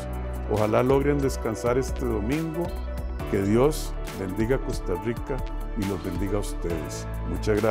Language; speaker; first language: Spanish; native; Spanish